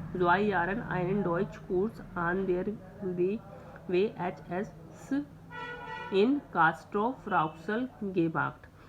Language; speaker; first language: German; non-native, learner; Hindi